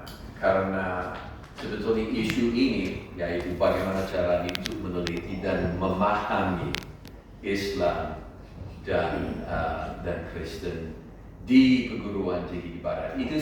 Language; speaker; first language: Indonesian; non-native, fluent; English